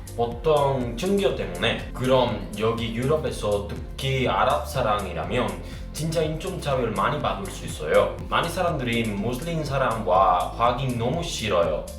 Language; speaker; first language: Korean; non-native, learner; Spanish